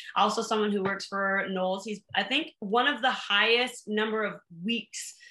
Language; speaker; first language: English; native; English